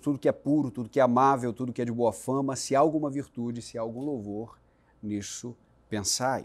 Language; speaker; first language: Portuguese; native; Portuguese